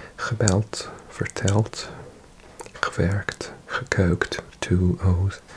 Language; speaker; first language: Dutch; non-native, learner; English